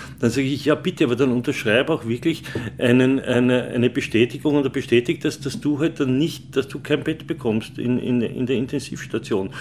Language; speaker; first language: German; native; German